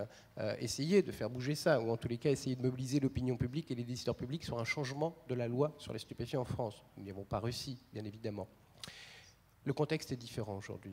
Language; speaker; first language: French; native; French